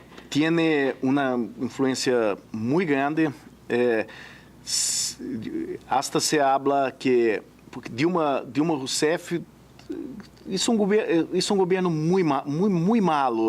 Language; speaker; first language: Spanish; non-native, fluent; Portuguese